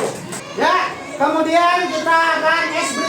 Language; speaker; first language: Indonesian; native; Indonesian